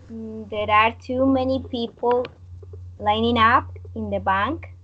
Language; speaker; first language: English; non-native, learner; Spanish